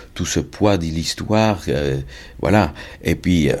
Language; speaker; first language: French; native; French